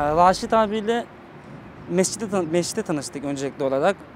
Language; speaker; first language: Turkish; native; Turkish